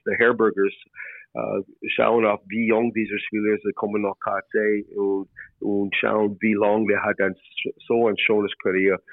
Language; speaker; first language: German; non-native, learner; English